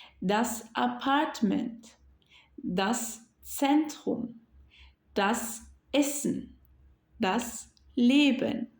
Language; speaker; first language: German; non-native, fluent; Turkish